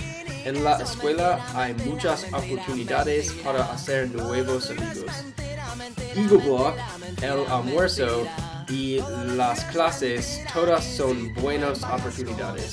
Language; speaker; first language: Spanish; non-native, learner; English